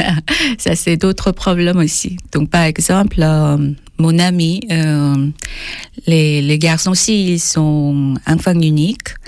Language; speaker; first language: French; non-native, fluent; Korean